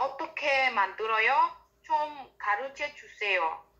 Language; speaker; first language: Korean; non-native, learner; Vietnamese